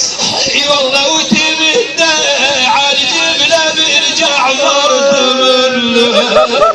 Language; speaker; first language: Arabic; native; Arabic